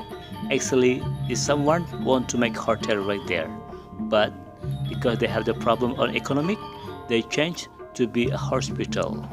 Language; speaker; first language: English; non-native, learner; Indonesian